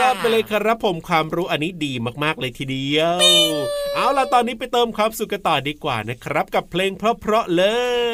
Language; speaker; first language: Thai; native; Thai